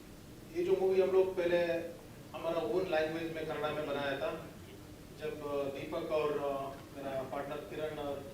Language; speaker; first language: Hindi; non-native, local second language; Kannada